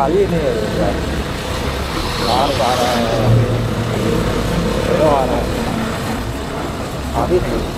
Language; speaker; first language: Hindi; native; Hindi